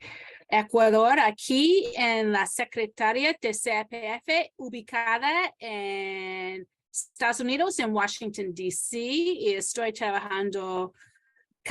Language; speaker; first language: Spanish; non-native, fluent; English